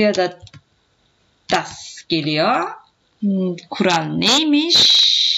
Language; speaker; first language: Turkish; native; Turkish